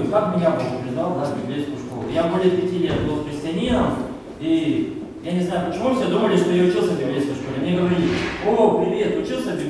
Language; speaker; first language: Russian; native; Russian